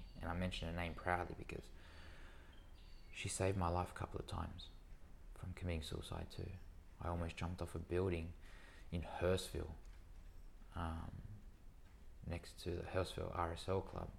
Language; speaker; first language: English; native; English